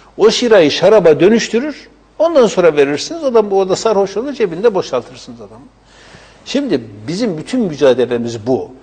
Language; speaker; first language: Turkish; native; Turkish